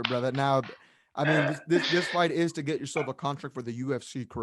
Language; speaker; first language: English; native; English